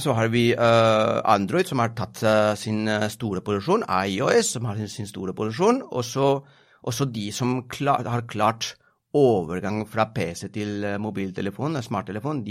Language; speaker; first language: Norwegian; non-native, fluent; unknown